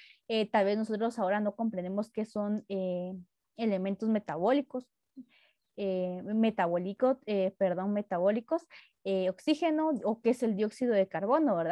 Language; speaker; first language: Spanish; native; Spanish